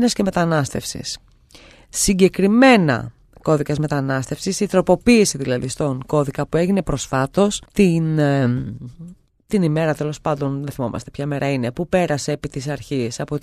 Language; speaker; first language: Greek; native; Greek